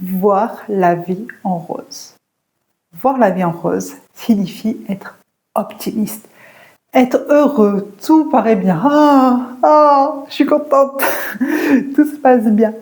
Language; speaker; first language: French; native; French